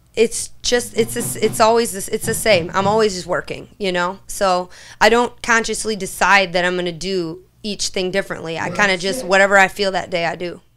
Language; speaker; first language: English; native; English